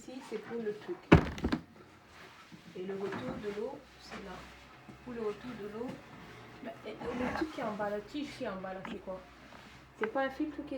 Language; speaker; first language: French; native; French